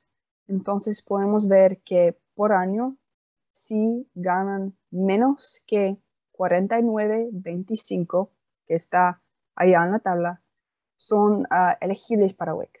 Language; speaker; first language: Spanish; non-native, fluent; English